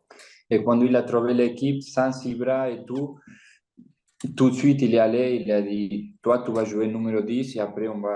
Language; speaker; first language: French; non-native, fluent; Spanish